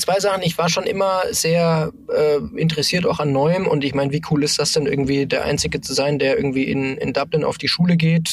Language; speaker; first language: German; native; German